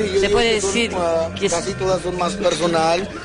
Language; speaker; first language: Spanish; early bilingual, heritage; English